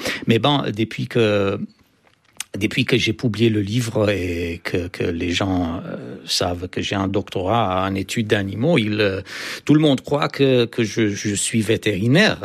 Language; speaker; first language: French; non-native, fluent; Romanian